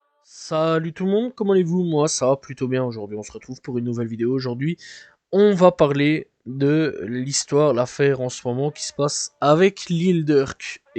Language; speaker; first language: French; native; French